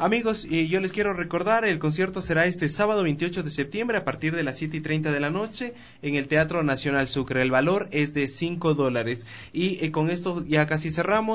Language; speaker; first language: Spanish; native; Spanish